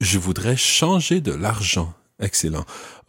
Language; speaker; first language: French; non-native, fluent; English